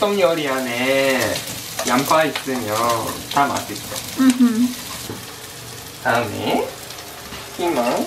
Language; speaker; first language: Korean; non-native, learner; Japanese